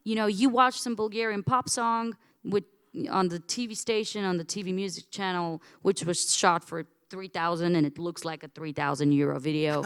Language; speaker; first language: English; non-native, fluent; Bulgarian